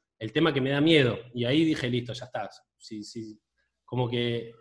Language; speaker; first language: Spanish; native; Spanish